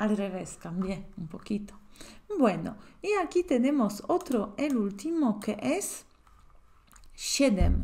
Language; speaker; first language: Spanish; non-native, fluent; Polish